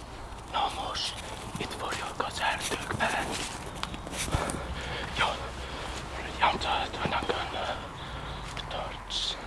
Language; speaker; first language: Hungarian; non-native, learner; Welsh